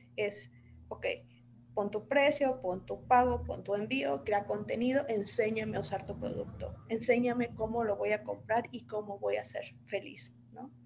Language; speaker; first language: Spanish; native; Spanish